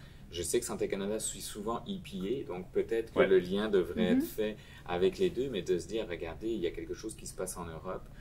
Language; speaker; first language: French; native; French